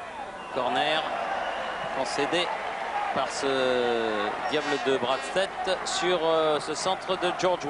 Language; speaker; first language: French; native; French